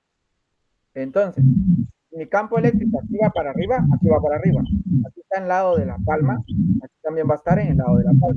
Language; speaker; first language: Spanish; native; Spanish